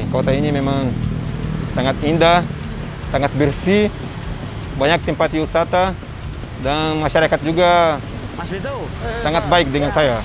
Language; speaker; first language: Indonesian; non-native, fluent; Portuguese